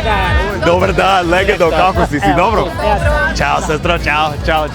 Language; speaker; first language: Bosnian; non-native, learner; English